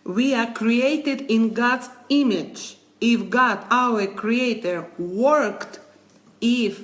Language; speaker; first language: English; non-native, learner; Ukrainian